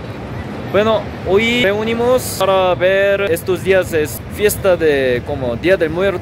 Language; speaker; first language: Spanish; non-native, learner; Korean